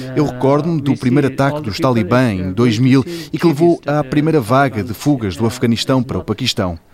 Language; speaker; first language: Portuguese; non-native, fluent; Persian